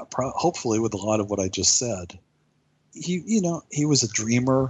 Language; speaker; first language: English; native; English